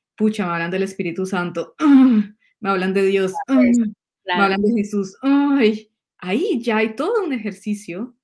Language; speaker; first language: Spanish; native; Spanish